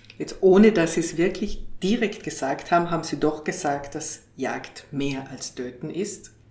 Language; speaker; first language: German; native; German